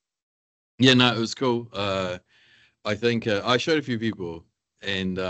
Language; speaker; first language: English; native; English